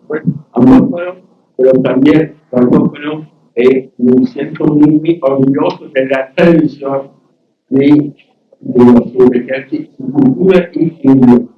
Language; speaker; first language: Spanish; non-native, learner; English